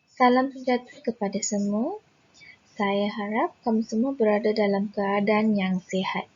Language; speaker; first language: Malay; non-native, local second language; Tamil